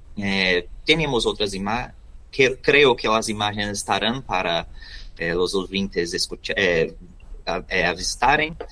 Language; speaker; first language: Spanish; non-native, learner; Portuguese